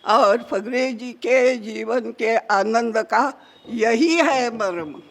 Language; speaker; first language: Hindi; non-native, local second language; Marathi